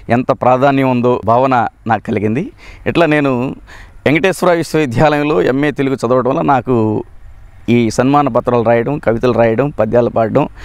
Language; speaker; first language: Telugu; native; Telugu